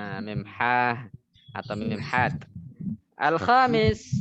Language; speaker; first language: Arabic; non-native, fluent; Indonesian